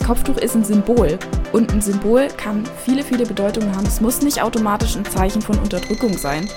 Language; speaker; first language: German; native; German